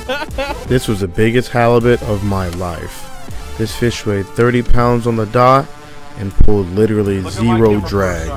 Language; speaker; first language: English; native; English